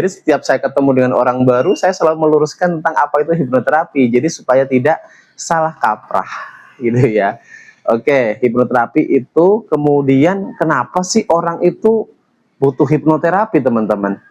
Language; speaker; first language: Indonesian; native; Indonesian